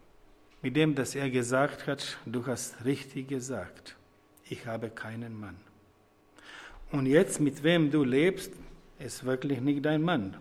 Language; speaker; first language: German; non-native, fluent; Croatian